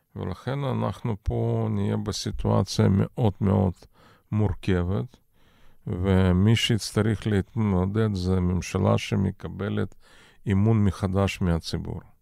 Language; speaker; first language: Hebrew; non-native, fluent; Russian